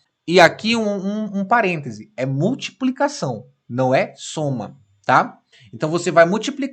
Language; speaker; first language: Portuguese; native; Portuguese